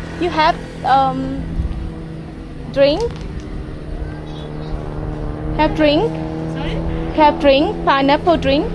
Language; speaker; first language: English; non-native, learner; Thai